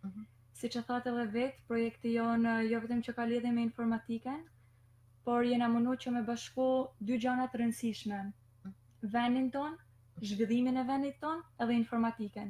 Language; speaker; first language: Albanian; native; Albanian